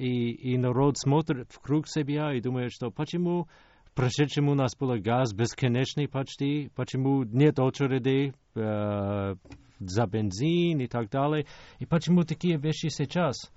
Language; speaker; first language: Russian; non-native, fluent; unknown